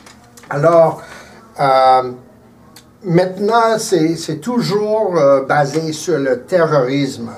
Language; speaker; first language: French; early bilingual, heritage; English